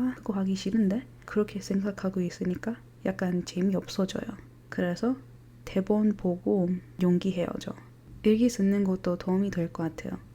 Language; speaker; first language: Korean; non-native, fluent; English